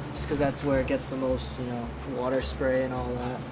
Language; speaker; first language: English; native; English